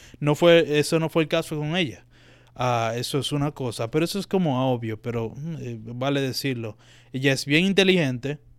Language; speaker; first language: Spanish; native; Spanish